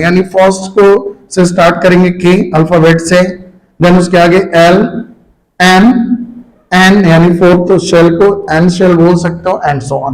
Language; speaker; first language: Hindi; native; Hindi